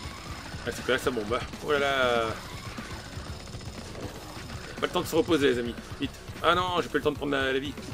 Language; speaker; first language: French; native; French